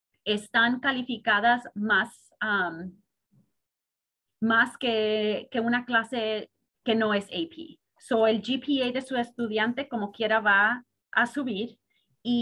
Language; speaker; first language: Spanish; early bilingual, heritage; Spanish